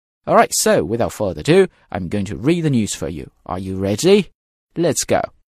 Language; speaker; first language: English; non-native, fluent; Chinese